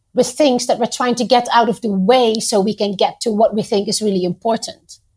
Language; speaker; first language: English; non-native, fluent; Dutch